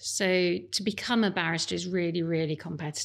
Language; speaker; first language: English; native; English